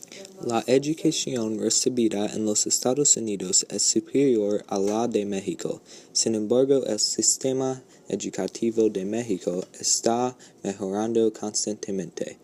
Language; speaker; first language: Spanish; non-native, learner; English